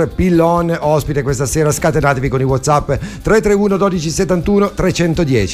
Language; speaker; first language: Italian; native; Italian